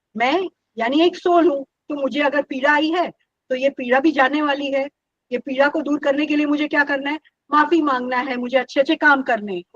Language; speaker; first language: Hindi; non-native, local second language; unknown